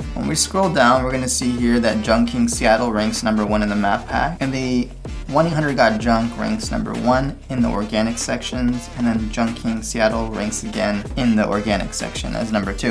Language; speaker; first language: English; native; English